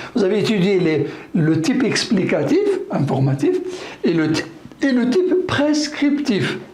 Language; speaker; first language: French; non-native, local second language; Arabic